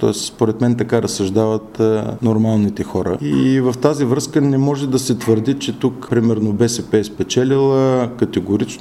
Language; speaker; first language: Bulgarian; native; Bulgarian